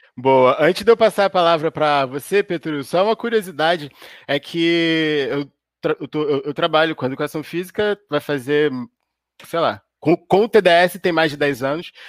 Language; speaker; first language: Portuguese; native; Portuguese